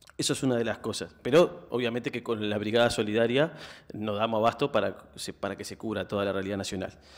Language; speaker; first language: Spanish; native; Spanish